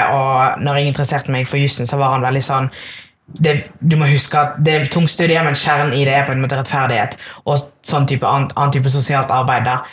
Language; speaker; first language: Norwegian; early bilingual, other home language; Tamil